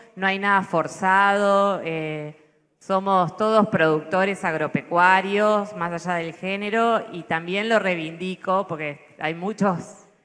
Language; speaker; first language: Spanish; native; Spanish